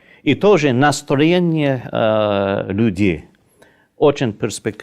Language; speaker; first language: Russian; non-native, fluent; English